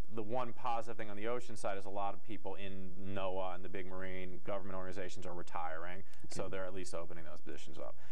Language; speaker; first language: English; native; English